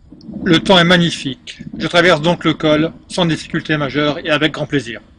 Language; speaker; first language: French; native; French